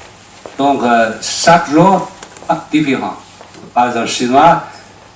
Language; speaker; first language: French; non-native, learner; Chinese